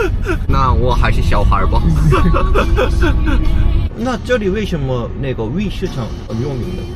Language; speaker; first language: Chinese; non-native, fluent; Korean